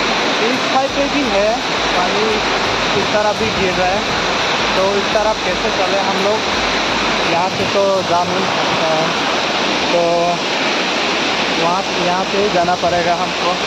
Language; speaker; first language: Hindi; non-native, local second language; Kok Borok